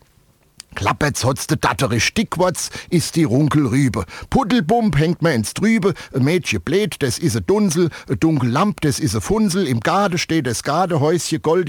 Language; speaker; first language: German; native; German